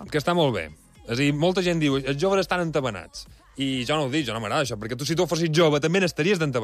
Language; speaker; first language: Catalan; native; Catalan